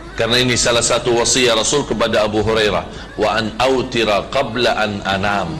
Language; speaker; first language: Malay; non-native, fluent; Arabic